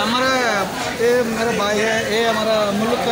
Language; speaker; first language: Hindi; non-native, learner; Bangla